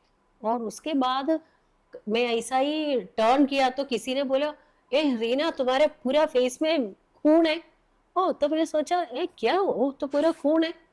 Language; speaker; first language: Hindi; non-native, local second language; Malayalam